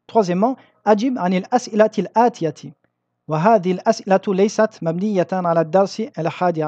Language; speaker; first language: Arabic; non-native, fluent; French